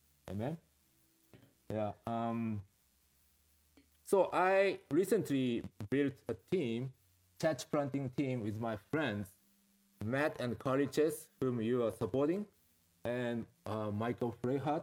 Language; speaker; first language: English; non-native, fluent; Japanese